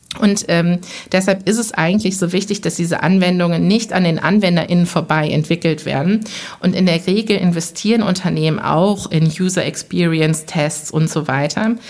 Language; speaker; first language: German; early bilingual, other home language; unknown